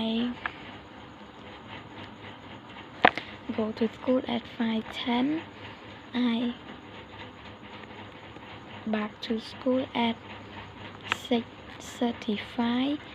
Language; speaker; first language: English; non-native, learner; Khmer